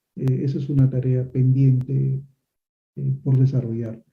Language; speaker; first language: Spanish; native; Spanish